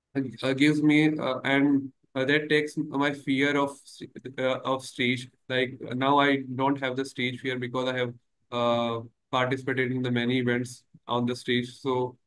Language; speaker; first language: English; non-native, local second language; Hindi